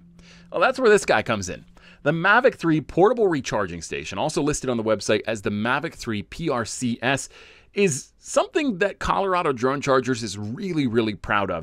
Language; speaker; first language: English; native; English